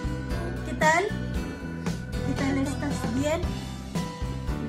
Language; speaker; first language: Spanish; non-native, learner; Cebuano